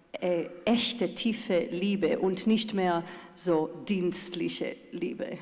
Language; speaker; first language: German; non-native, fluent; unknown